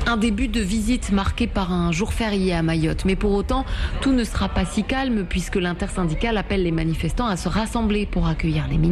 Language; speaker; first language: French; native; French